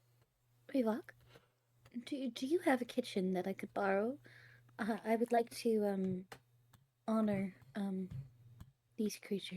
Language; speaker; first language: English; native; English